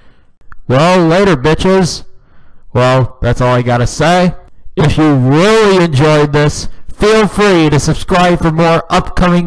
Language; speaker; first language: English; native; English